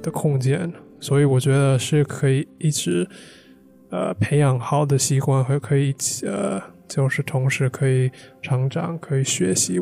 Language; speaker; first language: Chinese; non-native, fluent; English